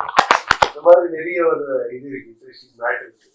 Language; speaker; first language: Tamil; non-native, learner; Kannada